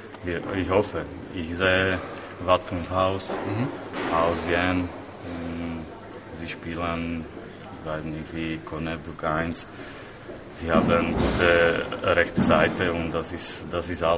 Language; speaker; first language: German; non-native, learner; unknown